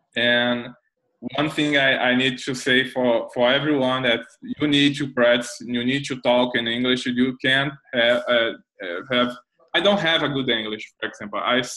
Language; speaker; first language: English; non-native, learner; Portuguese